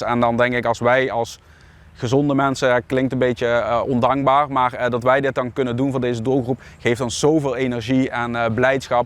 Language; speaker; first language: Dutch; native; Dutch